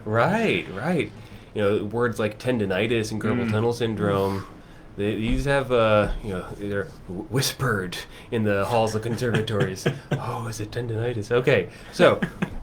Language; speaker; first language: English; native; English